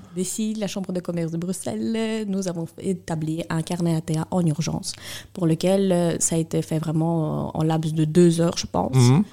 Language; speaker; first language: French; non-native, fluent; Russian